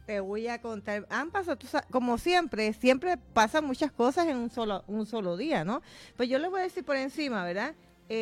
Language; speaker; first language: Spanish; native; Spanish